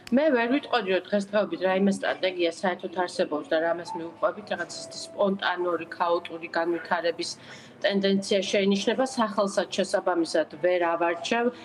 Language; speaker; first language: Georgian; native; Georgian